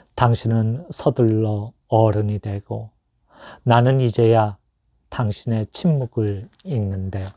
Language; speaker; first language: Korean; native; Korean